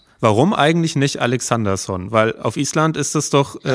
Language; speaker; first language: German; native; German